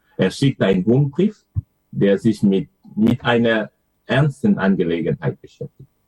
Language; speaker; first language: German; non-native, fluent; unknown